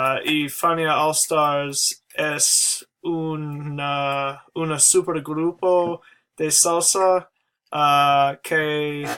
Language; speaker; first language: Spanish; non-native, learner; English